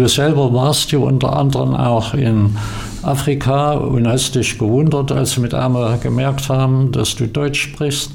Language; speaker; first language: German; native; German